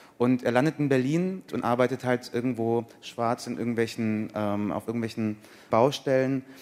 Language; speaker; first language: German; early bilingual, other home language; Persian